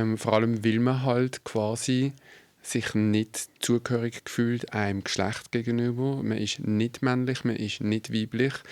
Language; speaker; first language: German; native; German